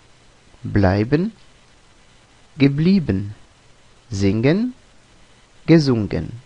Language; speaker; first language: German; non-native, fluent; French